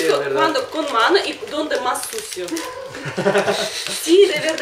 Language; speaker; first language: Spanish; non-native, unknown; Russian